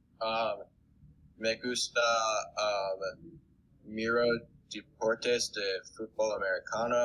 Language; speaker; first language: Spanish; non-native, learner; English